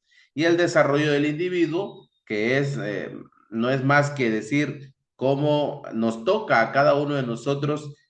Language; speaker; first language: Spanish; native; Spanish